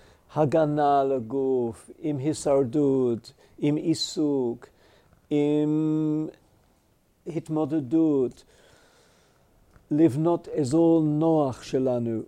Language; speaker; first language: Hebrew; non-native, fluent; English